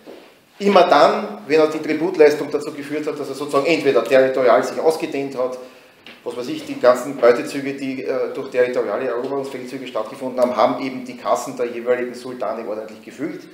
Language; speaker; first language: German; native; German